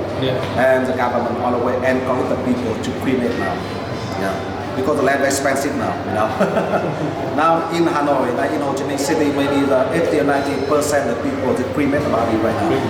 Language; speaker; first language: English; non-native, fluent; Vietnamese